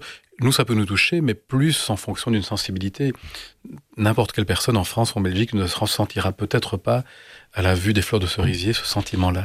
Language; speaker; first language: French; native; French